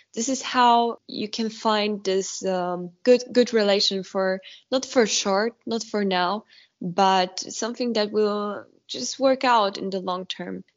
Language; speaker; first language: English; non-native, fluent; Polish